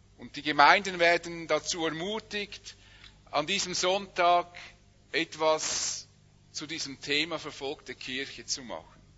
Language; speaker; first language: German; native; German